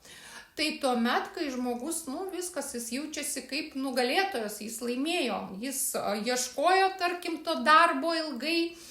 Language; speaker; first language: Lithuanian; native; Lithuanian